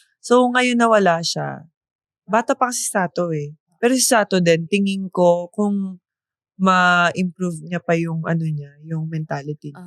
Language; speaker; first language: Filipino; native; Filipino